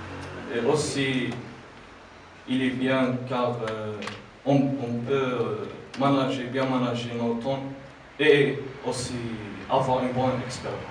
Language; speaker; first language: French; non-native, learner; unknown